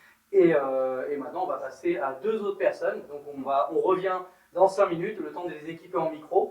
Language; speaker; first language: French; native; French